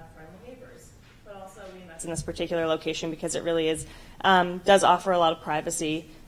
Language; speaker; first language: English; native; English